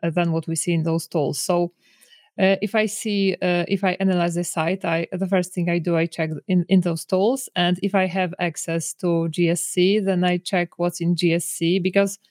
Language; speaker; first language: English; non-native, fluent; Polish